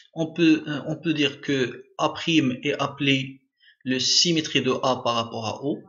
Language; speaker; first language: French; non-native, local second language; Arabic